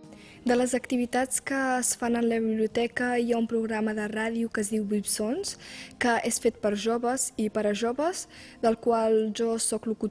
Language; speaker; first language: Catalan; early bilingual, other home language; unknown